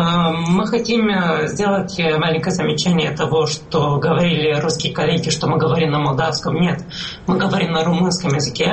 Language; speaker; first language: Russian; non-native, fluent; Romanian